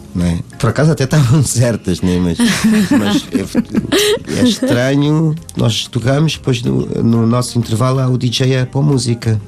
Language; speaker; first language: Portuguese; non-native, local second language; Kabuverdianu